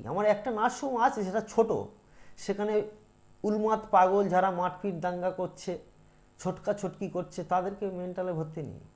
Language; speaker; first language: Bangla; native; Bangla